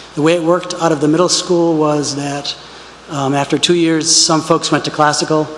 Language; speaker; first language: English; native; English